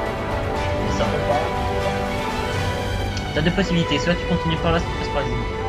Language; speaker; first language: French; native; French